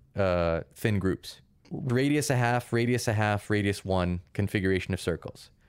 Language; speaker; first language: English; early bilingual, other home language; Russian